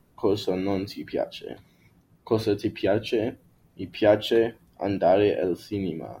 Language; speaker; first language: Italian; non-native, learner; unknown